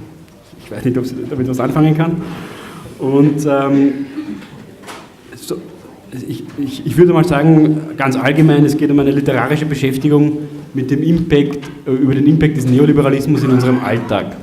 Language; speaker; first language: German; native; German